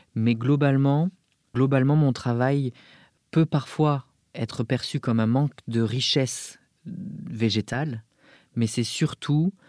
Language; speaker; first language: French; native; French